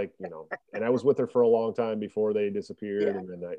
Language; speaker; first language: English; native; English